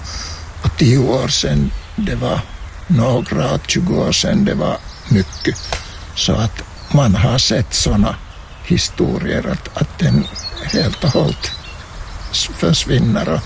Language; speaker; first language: Swedish; non-native, local second language; Finnish